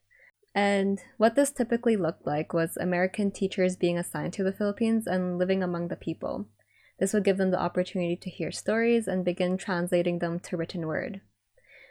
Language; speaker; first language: English; non-native, local second language; Iloko